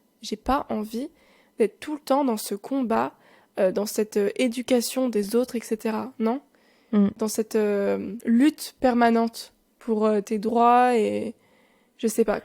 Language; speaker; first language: French; native; French